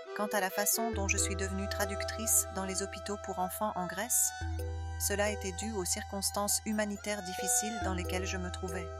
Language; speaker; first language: French; non-native, fluent; Arabic